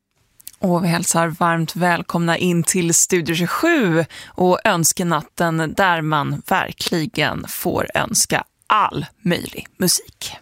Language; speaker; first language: Swedish; native; Swedish